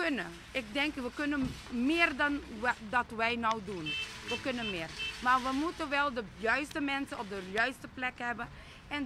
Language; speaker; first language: Dutch; non-native, local second language; Papiamento